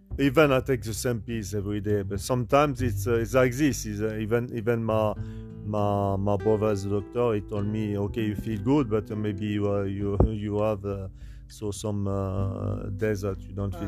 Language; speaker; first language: English; non-native, learner; French